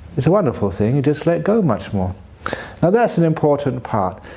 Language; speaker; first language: English; native; English